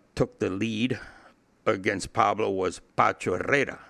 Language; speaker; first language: English; early bilingual, other home language; Spanish